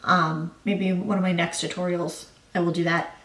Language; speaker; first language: English; native; English